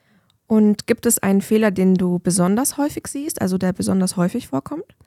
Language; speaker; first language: German; native; German